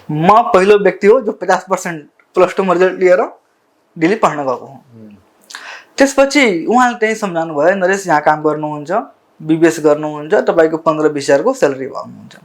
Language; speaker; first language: Nepali; non-native, local second language; Bhojpuri